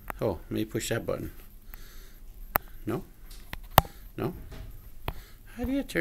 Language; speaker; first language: English; native; English